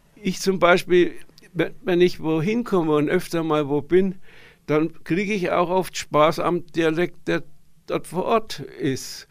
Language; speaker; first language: German; native; German